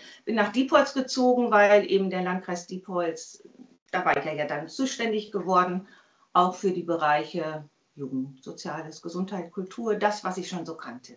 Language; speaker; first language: German; native; German